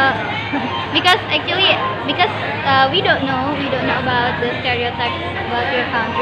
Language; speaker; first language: English; non-native, learner; Indonesian